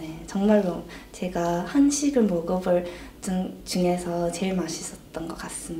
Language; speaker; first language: Korean; early bilingual, heritage; Korean